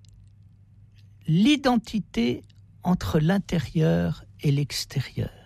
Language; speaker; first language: French; native; French